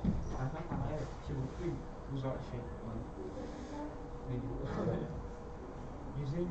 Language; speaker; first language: Turkish; native; Turkish